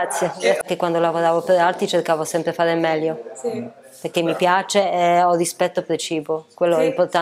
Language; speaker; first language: Italian; non-native, fluent; Polish